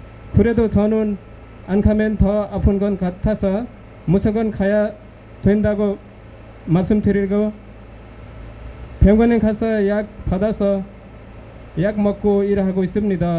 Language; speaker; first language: Korean; non-native, learner; Nepali